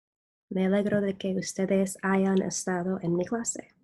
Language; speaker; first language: Spanish; non-native, fluent; English